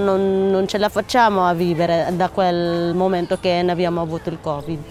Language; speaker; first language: Italian; non-native, learner; Filipino